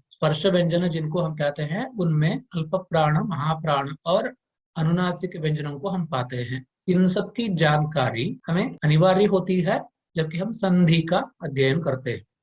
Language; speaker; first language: Hindi; non-native, local second language; Kannada